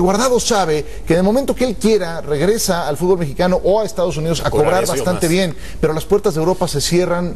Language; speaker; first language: Spanish; native; Spanish